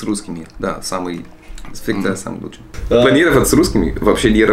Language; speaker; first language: Russian; non-native, learner; Dutch